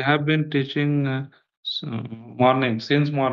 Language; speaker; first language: English; non-native, learner; Hindi